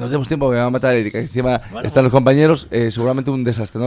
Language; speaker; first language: Spanish; native; Spanish